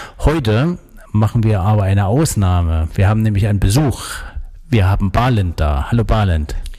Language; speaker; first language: German; native; German